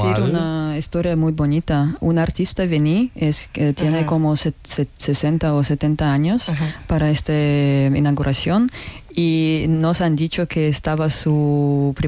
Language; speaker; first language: Spanish; non-native, learner; Russian